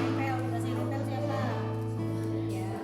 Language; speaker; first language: Indonesian; native; Indonesian